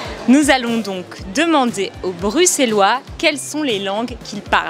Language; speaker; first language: French; native; French